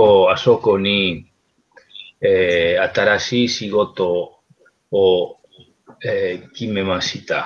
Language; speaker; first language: Japanese; non-native, learner; Spanish